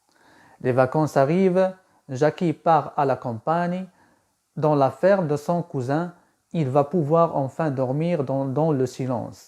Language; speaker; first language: French; non-native, local second language; Arabic